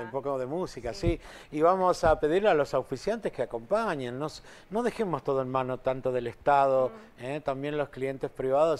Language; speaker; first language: Spanish; native; Spanish